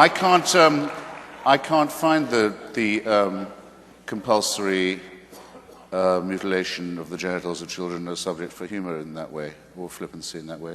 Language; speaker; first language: English; native; English